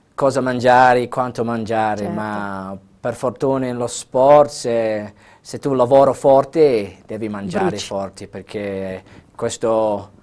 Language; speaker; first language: Italian; non-native, fluent; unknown